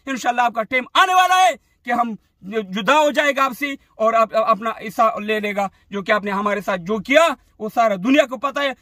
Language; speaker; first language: Urdu; non-native, fluent; Pashto